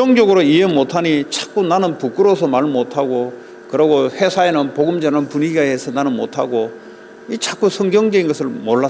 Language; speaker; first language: Korean; native; Korean